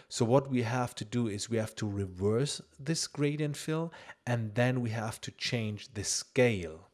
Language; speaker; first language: English; non-native, fluent; German